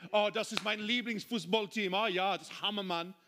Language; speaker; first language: German; non-native, learner; English